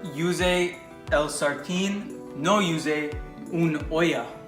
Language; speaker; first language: Spanish; non-native, learner; English